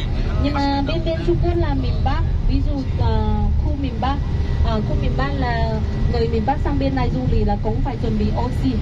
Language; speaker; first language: Vietnamese; non-native, fluent; Chinese